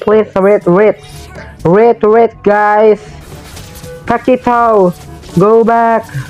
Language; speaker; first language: English; non-native, learner; Indonesian